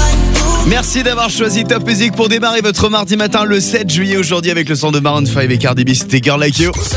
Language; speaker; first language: French; native; French